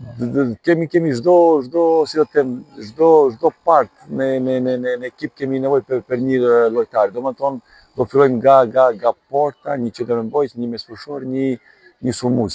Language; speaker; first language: Albanian; non-native, learner; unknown